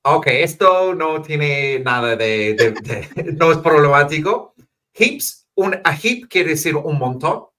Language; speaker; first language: Spanish; non-native, fluent; English